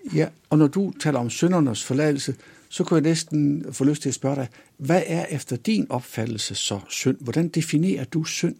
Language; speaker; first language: Danish; native; Danish